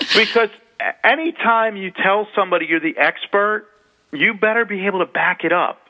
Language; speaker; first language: English; native; English